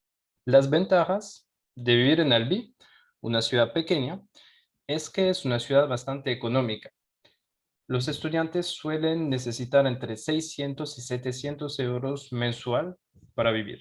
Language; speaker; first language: Spanish; non-native, fluent; French